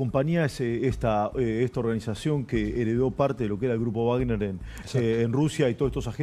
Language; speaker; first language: Spanish; native; Spanish